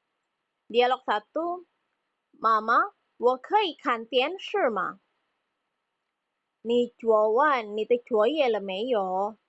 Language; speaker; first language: Chinese; non-native, fluent; Indonesian